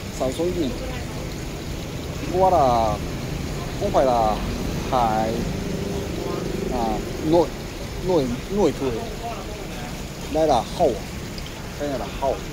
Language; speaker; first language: Vietnamese; non-native, learner; Japanese